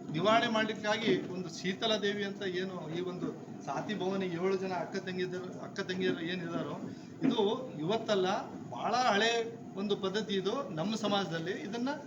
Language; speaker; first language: Kannada; non-native, local second language; Lambadi